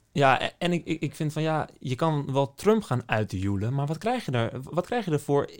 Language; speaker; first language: Dutch; native; Dutch